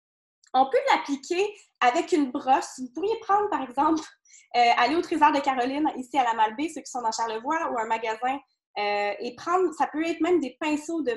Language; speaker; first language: French; native; French